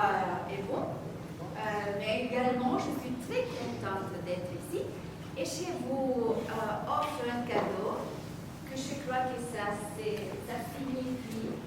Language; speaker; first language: French; non-native, fluent; Spanish